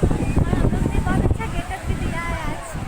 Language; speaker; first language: Hindi; native; Hindi